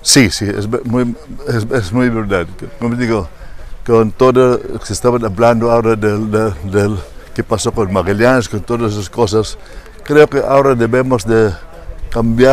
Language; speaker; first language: Spanish; non-native, fluent; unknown